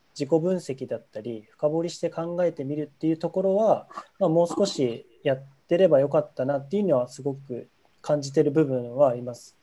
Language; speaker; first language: Japanese; native; Japanese